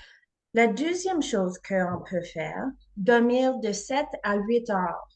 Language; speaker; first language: French; non-native, learner; English